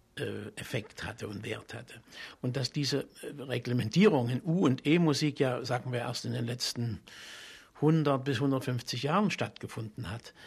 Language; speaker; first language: German; native; German